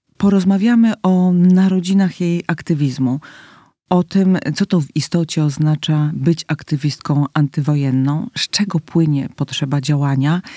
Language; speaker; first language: Polish; native; Polish